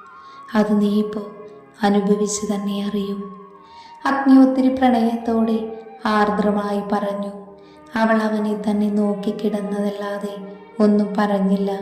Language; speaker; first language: Malayalam; native; Malayalam